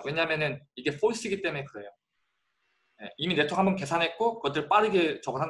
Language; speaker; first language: Korean; native; Korean